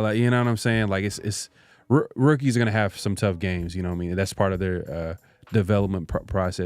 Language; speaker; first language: English; native; English